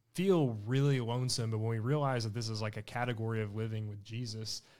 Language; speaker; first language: English; native; English